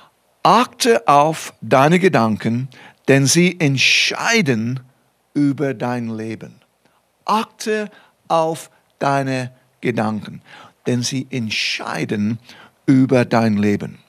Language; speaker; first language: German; non-native, fluent; English